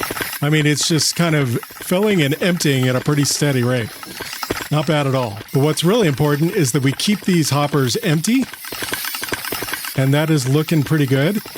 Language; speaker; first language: English; native; English